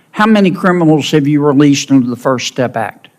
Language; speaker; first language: English; native; English